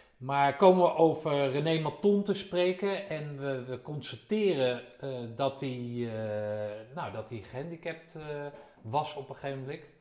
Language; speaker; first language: Dutch; native; Dutch